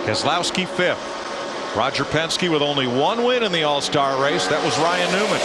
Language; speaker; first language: English; native; English